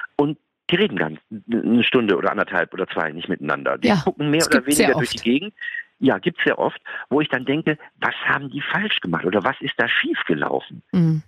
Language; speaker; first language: German; native; German